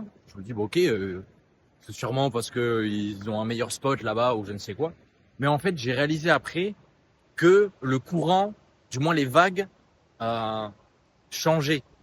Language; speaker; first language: French; native; French